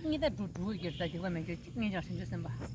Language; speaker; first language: Hindi; non-native, local second language; Tibetan